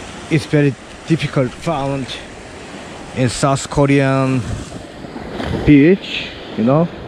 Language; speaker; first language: English; non-native, learner; Korean